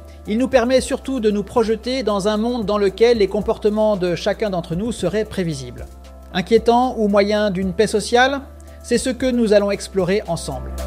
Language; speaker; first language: French; native; French